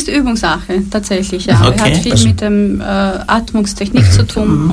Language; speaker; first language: German; non-native, fluent; Romanian